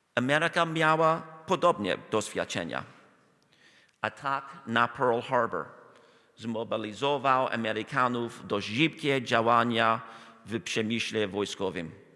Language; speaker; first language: Polish; non-native, fluent; English